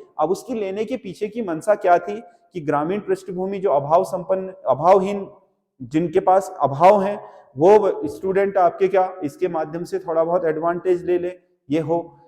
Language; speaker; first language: Hindi; native; Hindi